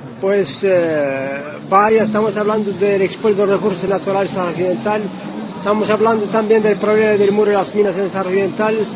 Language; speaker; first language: Spanish; non-native, local second language; Arabic